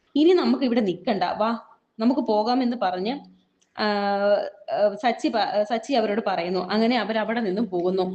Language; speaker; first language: Malayalam; native; Malayalam